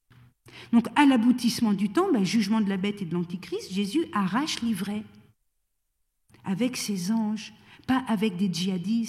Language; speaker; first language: French; native; French